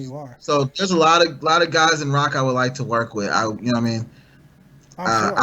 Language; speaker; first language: English; native; English